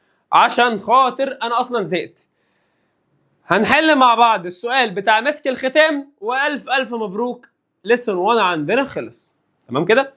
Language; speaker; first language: Arabic; native; Arabic